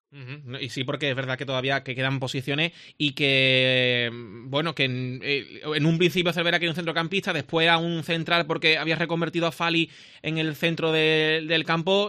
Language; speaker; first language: Spanish; native; Spanish